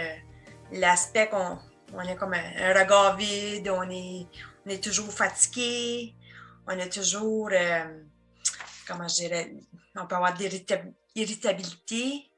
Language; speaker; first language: French; native; French